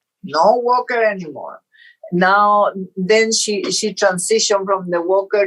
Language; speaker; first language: English; non-native, fluent; Portuguese